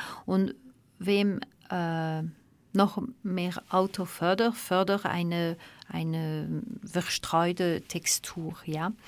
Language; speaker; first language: German; non-native, fluent; French